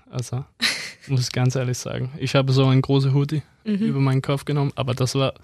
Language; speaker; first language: German; non-native, fluent; Danish